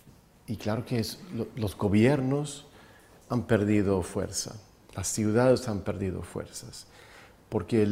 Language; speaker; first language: Spanish; non-native, fluent; Swedish